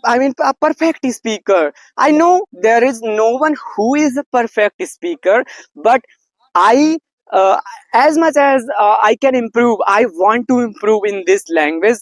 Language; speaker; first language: English; non-native, learner; Hindi